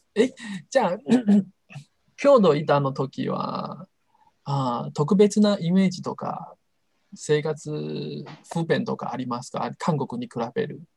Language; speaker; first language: Japanese; non-native, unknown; Chinese